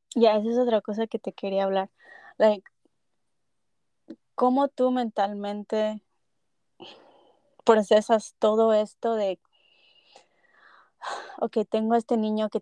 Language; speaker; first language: Spanish; early bilingual, heritage; Spanish